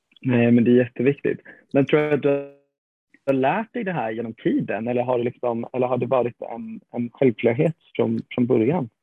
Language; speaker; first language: Swedish; native; Swedish